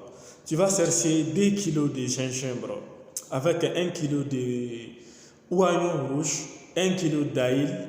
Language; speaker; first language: French; non-native, local second language; Mandingo